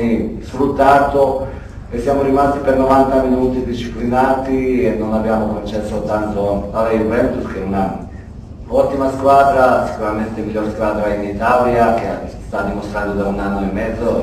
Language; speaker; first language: Italian; non-native, fluent; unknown